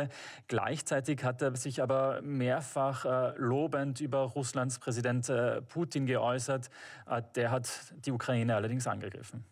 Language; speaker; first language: German; native; German